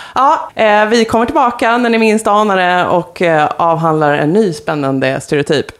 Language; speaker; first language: Swedish; native; Swedish